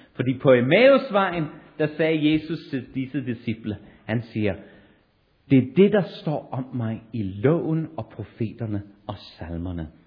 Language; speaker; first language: Danish; non-native, fluent; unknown